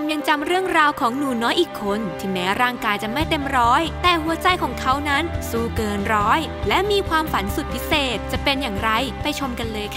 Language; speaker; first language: Thai; native; Thai